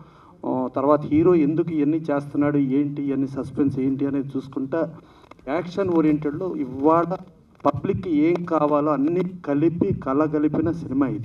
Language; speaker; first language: Telugu; native; Telugu